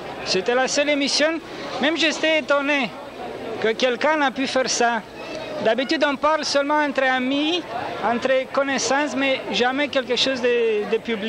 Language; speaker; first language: French; non-native, fluent; Romanian